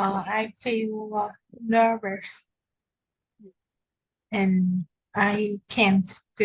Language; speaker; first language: English; non-native, learner; Vietnamese